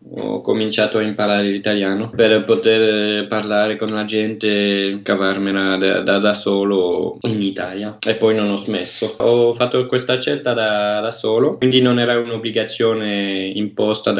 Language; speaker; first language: Italian; non-native, fluent; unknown